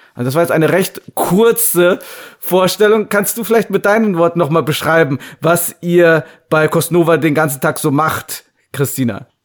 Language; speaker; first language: German; native; German